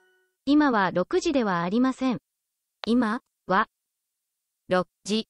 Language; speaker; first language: Japanese; non-native, learner; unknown